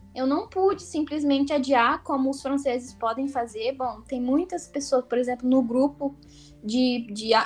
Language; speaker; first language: Portuguese; native; Portuguese